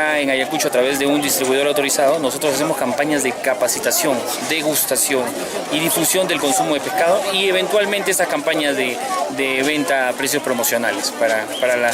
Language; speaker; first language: Spanish; native; Spanish